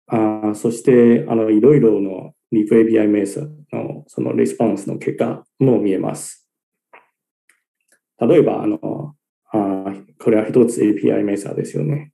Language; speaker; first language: Japanese; non-native, learner; Chinese